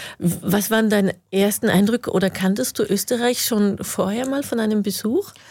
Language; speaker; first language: German; native; German